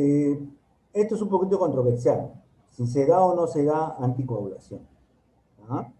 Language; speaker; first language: Spanish; native; Spanish